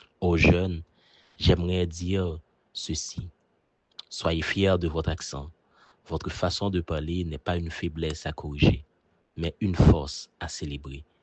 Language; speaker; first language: French; non-native, local second language; Haitian Creole